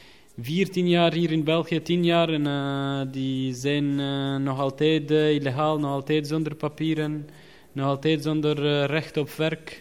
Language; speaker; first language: Dutch; non-native, learner; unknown